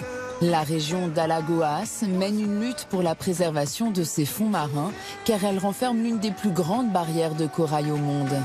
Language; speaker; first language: French; native; French